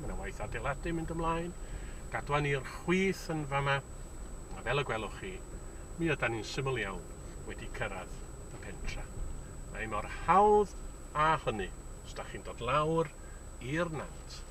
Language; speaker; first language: Welsh; native; Welsh